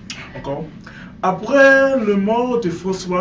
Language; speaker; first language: French; non-native, learner; English